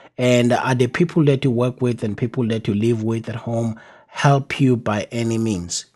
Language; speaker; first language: English; non-native, local second language; Zulu